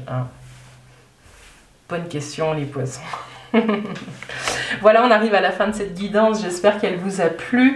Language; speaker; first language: French; native; French